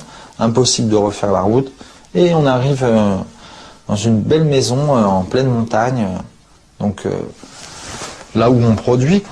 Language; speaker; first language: French; native; French